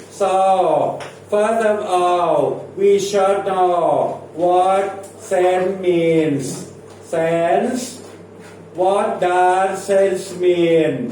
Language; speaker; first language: English; non-native, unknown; Thai